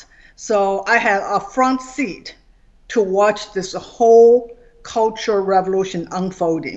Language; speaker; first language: English; non-native, fluent; Chinese